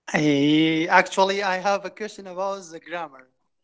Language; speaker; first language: English; non-native, fluent; Kurdish